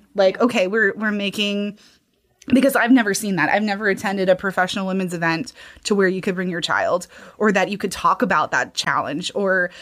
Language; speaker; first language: English; native; English